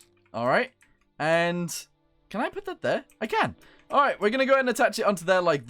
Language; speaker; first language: English; native; English